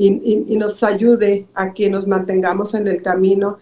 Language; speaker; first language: Spanish; native; Spanish